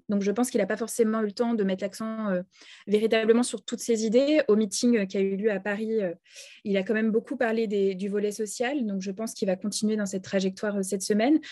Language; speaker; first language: French; native; French